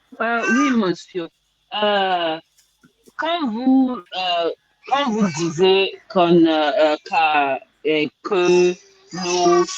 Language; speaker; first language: French; non-native, learner; English